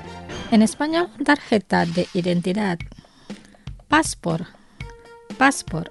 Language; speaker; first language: Spanish; non-native, fluent; Indonesian